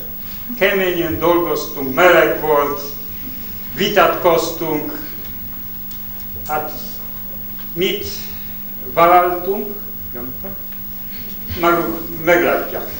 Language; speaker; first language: Hungarian; non-native, learner; Polish